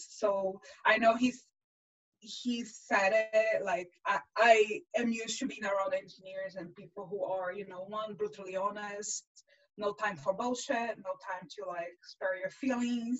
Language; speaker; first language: English; non-native, fluent; Portuguese